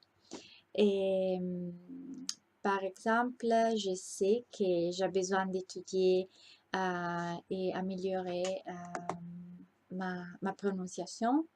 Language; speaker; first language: French; non-native, learner; Italian